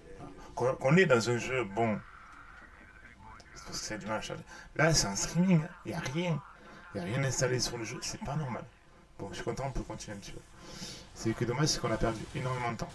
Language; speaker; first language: French; native; French